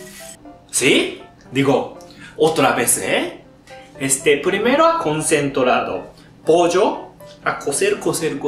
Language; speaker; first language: Spanish; non-native, fluent; Japanese